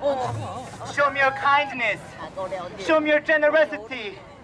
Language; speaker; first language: English; non-native, fluent; Korean